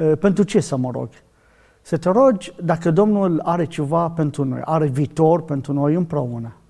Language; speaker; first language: Romanian; non-native, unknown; Arabic